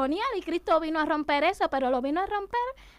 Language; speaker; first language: Spanish; native; Spanish